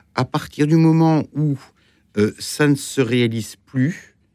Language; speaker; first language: French; native; French